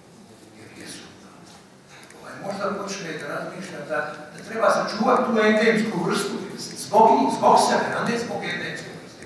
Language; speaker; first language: Croatian; native; Croatian